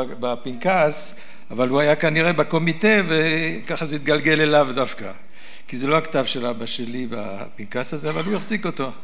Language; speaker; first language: Hebrew; early bilingual, other home language; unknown